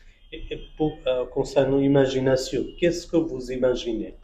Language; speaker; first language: French; non-native, fluent; Bangla